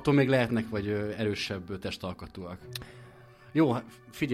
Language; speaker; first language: Hungarian; native; Hungarian